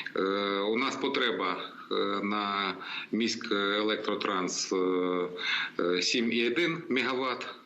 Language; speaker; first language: Ukrainian; native; Ukrainian